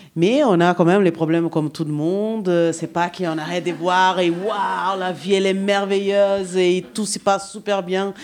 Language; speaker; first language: French; non-native, fluent; Portuguese